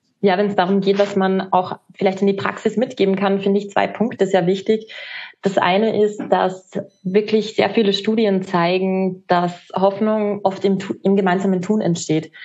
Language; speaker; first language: German; native; German